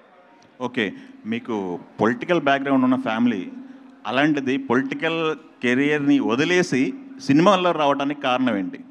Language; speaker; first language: Telugu; native; Telugu